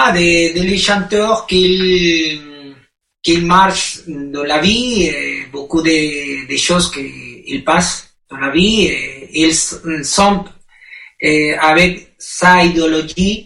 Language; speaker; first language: French; non-native, learner; Spanish